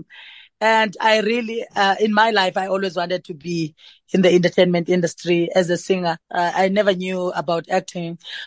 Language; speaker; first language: English; non-native, local second language; Xhosa